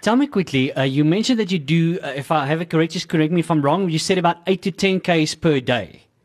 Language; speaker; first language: English; non-native, local second language; Afrikaans